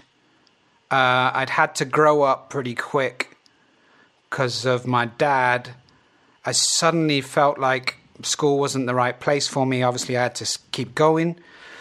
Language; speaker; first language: English; native; English